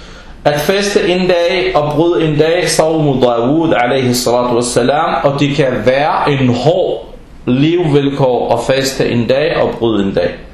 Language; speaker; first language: Danish; non-native, fluent; Arabic